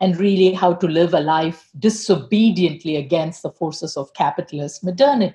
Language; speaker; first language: English; non-native, local second language; Tamil